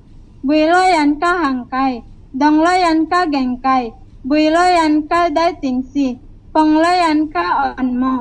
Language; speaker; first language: Cantonese; non-native, learner; Indonesian